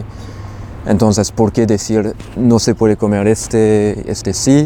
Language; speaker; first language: Spanish; non-native, fluent; French